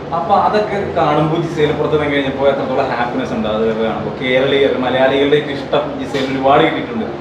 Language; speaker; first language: Malayalam; native; Malayalam